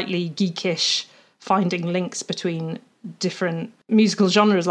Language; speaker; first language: English; native; English